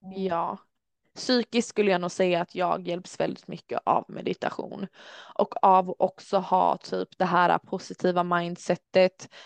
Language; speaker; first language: Swedish; early bilingual, other home language; Albanian